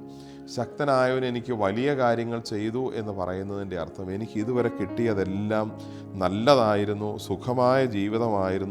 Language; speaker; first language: Malayalam; native; Malayalam